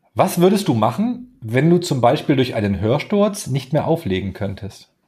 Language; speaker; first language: German; native; German